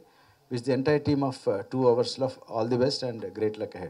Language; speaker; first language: Telugu; native; Telugu